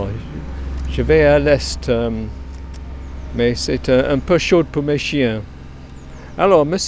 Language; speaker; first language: French; non-native, learner; English